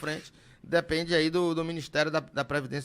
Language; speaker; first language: Portuguese; native; Portuguese